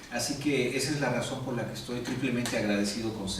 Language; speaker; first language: Spanish; native; Spanish